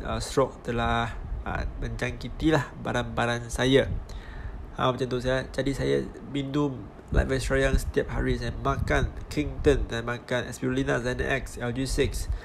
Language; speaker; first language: Malay; non-native, local second language; Chinese